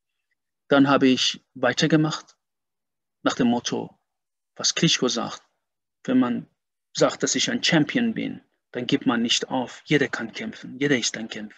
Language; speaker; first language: German; non-native, fluent; Persian